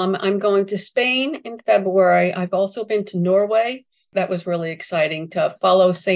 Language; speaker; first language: English; native; English